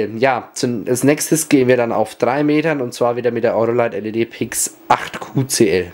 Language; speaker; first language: German; native; German